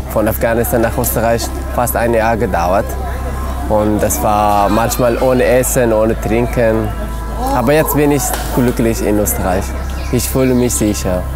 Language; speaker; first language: German; non-native, learner; Persian